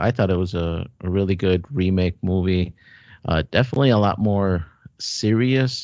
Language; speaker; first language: English; native; English